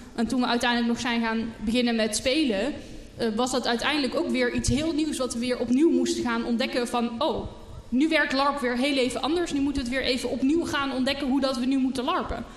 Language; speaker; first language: Dutch; native; Dutch